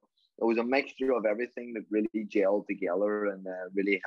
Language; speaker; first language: English; native; English